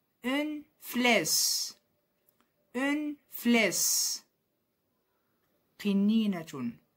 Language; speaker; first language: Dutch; non-native, fluent; Arabic